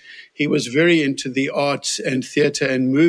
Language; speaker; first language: English; native; English